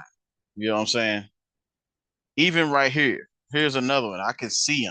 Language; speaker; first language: English; native; English